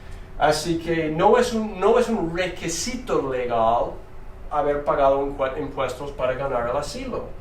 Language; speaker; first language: Spanish; non-native, fluent; English